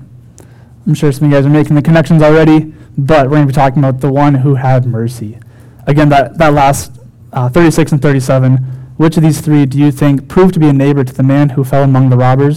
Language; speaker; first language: English; native; English